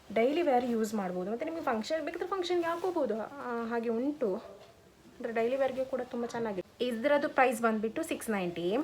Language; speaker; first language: Kannada; non-native, local second language; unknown